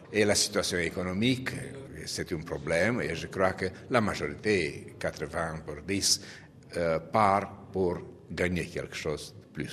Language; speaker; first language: French; non-native, fluent; Romanian